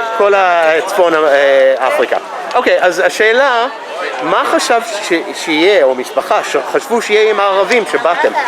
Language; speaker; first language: Hebrew; non-native, fluent; English